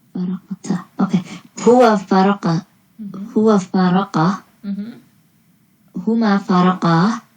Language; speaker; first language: Arabic; non-native, learner; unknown